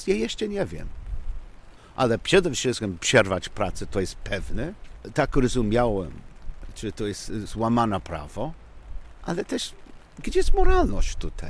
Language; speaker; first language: Polish; non-native, learner; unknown